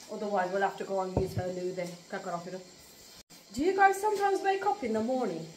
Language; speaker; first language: Punjabi; early bilingual, other home language; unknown